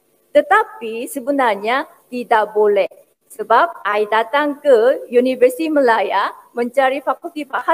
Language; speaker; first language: Indonesian; non-native, fluent; Korean